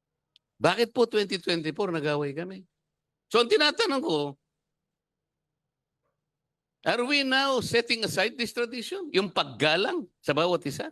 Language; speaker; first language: Filipino; native; Filipino